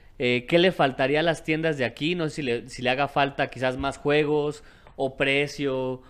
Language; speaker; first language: Spanish; native; Spanish